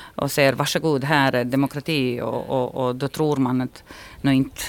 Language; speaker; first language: Swedish; non-native, fluent; Bosnian